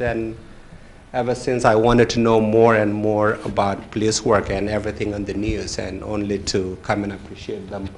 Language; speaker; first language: English; non-native, fluent; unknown